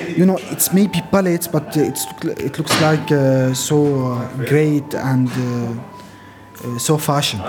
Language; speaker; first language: English; non-native, fluent; Arabic